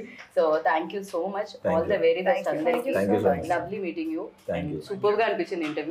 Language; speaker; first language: Telugu; native; Telugu